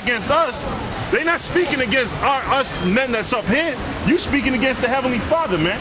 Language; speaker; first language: English; early bilingual, other home language; Spanish